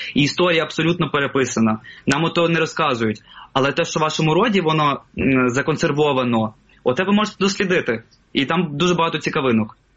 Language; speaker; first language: Ukrainian; non-native, local second language; Russian